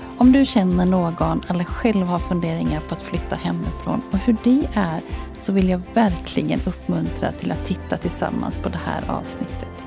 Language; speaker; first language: Swedish; native; Swedish